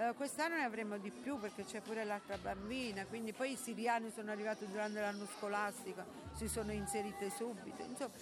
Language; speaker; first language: Italian; native; Italian